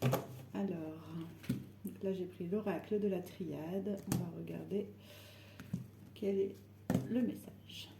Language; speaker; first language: French; native; French